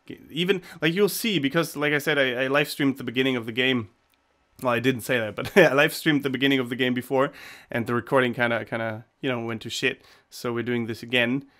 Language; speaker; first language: English; non-native, fluent; German